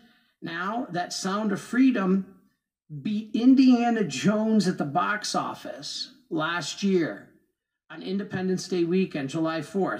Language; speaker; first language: English; native; English